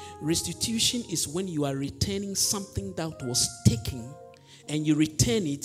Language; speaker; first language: English; non-native, local second language; Ewe